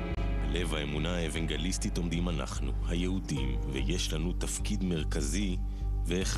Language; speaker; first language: Hebrew; native; Hebrew